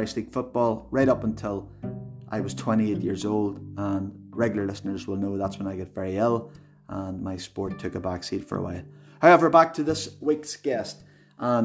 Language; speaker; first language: English; native; English